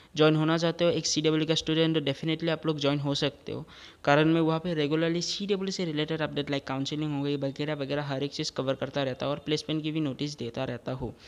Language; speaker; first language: Hindi; non-native, local second language; Assamese